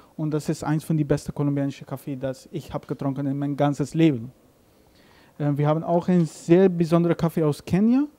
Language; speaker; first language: German; non-native, learner; Papiamento